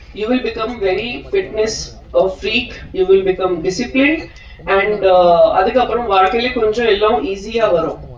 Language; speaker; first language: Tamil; non-native, fluent; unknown